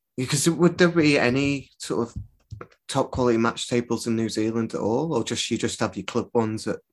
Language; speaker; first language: English; native; English